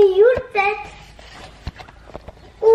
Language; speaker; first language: French; native; French